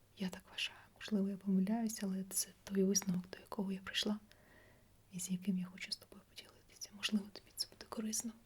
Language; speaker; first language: Ukrainian; non-native, local second language; Russian